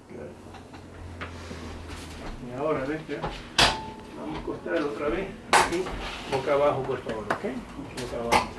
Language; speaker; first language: Spanish; non-native, learner; English